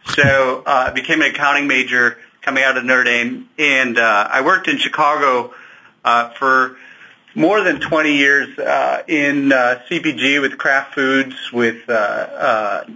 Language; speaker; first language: English; native; English